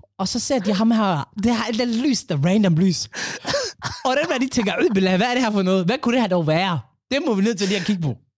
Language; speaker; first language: Danish; early bilingual, other home language; Somali